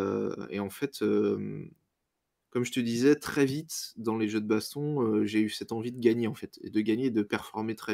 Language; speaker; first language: French; native; French